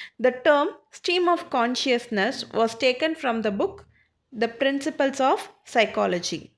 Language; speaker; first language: English; non-native, local second language; Tamil